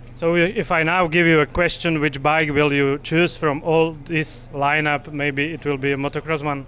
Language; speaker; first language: English; non-native, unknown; Slovak